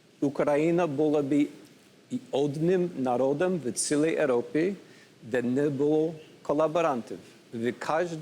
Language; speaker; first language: Ukrainian; non-native, learner; English